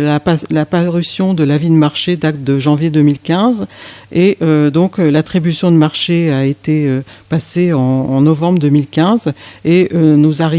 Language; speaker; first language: French; native; French